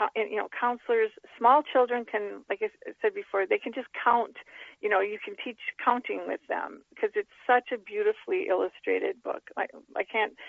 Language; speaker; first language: English; native; English